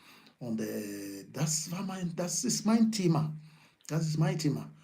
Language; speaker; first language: German; non-native, learner; Yoruba